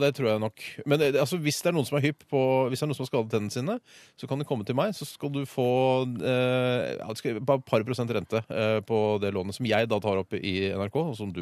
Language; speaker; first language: Norwegian; native; Norwegian